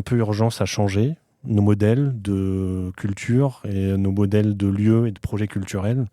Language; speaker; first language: French; native; French